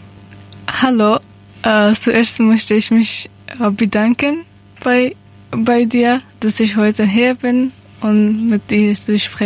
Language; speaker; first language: German; non-native, learner; Persian